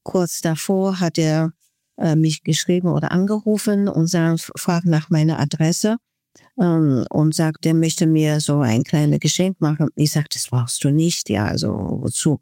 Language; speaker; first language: German; non-native, fluent; Chinese